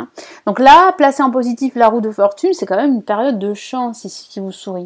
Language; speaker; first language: French; native; French